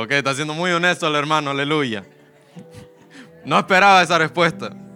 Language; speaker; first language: Spanish; early bilingual, heritage; Spanish